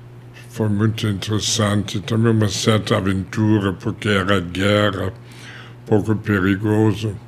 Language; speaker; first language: Portuguese; non-native, fluent; German